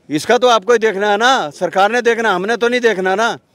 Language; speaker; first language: Hindi; native; Hindi